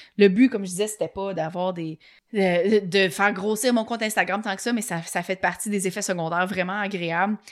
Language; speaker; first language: French; native; French